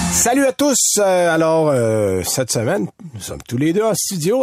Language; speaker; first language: French; native; French